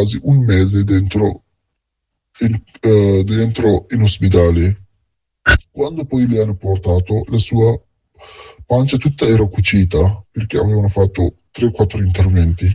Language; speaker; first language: Italian; non-native, fluent; Arabic